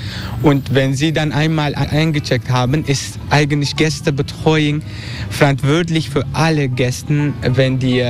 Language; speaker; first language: German; non-native, learner; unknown